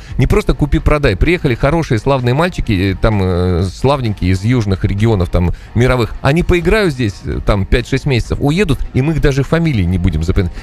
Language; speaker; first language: Russian; native; Russian